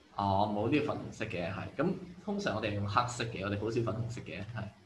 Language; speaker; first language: Cantonese; native; Cantonese